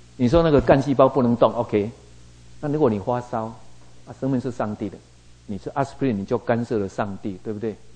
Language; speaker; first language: Chinese; native; Chinese